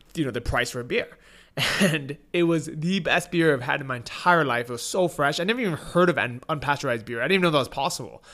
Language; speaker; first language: English; native; English